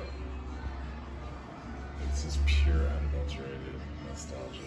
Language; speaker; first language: English; native; English